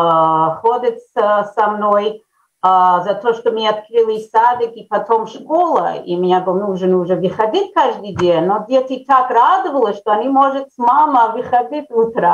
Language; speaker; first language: Russian; early bilingual, heritage; Russian